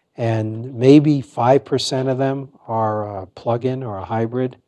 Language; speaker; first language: English; native; English